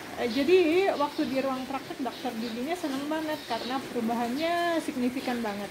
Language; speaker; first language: English; non-native, fluent; Indonesian